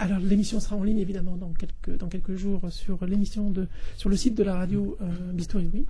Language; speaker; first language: French; native; French